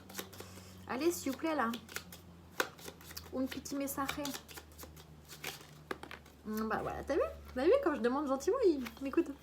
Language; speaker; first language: French; native; French